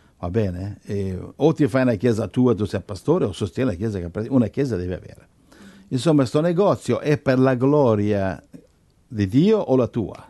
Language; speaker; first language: Italian; non-native, fluent; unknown